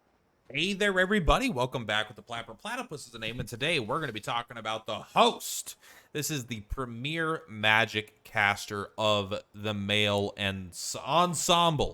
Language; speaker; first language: English; native; English